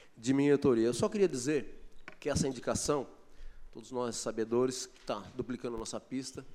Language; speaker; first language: Portuguese; native; Portuguese